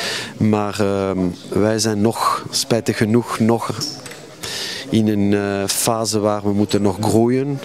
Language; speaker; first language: Dutch; non-native, local second language; French